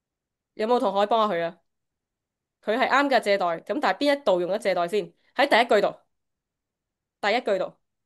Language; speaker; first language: Cantonese; native; Cantonese